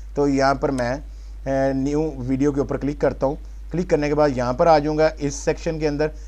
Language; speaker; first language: Urdu; non-native, local second language; Punjabi